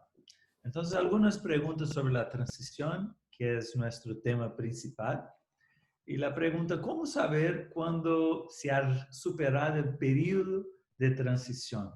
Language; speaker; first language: Spanish; non-native, fluent; Portuguese